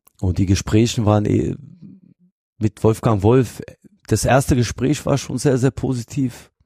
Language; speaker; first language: German; non-native, fluent; Bosnian